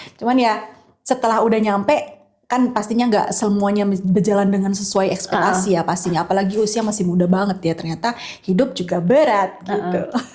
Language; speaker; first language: Indonesian; native; Indonesian